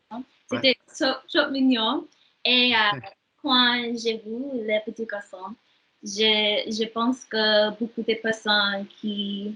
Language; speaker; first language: French; non-native, learner; English